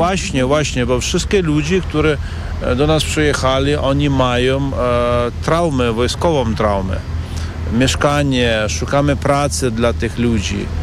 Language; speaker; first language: Polish; non-native, learner; Ukrainian